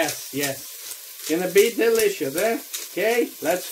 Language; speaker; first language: English; non-native, fluent; Portuguese